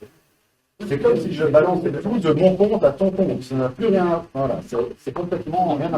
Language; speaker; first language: French; native; French